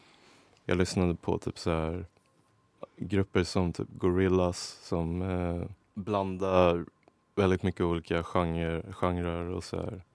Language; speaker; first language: Swedish; native; Swedish